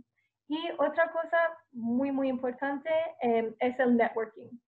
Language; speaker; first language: Spanish; non-native, fluent; English